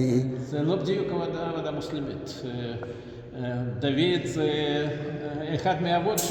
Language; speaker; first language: Hebrew; non-native, local second language; Russian